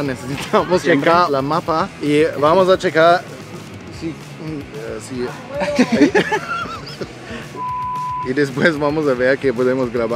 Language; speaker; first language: Spanish; non-native, learner; German